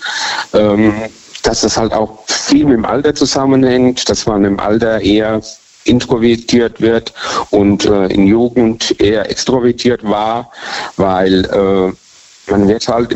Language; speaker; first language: German; native; German